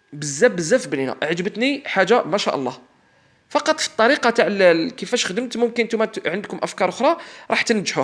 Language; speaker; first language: Arabic; native; Arabic